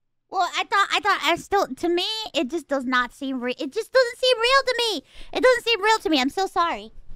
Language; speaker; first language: English; early bilingual, other home language; Spanish